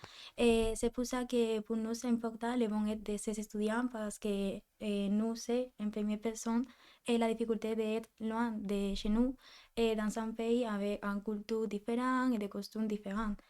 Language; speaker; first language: French; non-native, fluent; Spanish